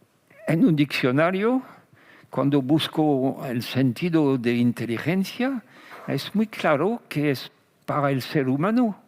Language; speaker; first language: Spanish; non-native, fluent; French